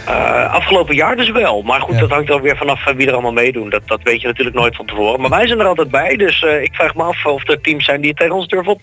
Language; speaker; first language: Dutch; native; Dutch